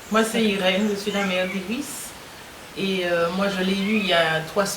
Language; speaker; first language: French; native; French